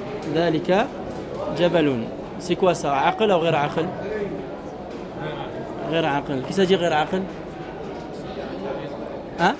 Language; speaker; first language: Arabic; non-native, fluent; French